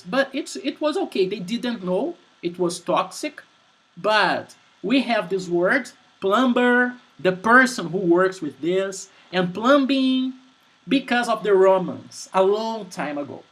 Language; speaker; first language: English; non-native, fluent; Portuguese